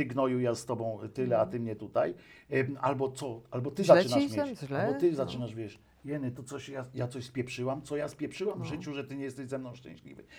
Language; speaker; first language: Polish; native; Polish